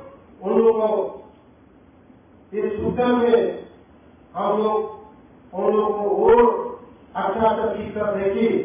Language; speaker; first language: Hindi; non-native, local second language; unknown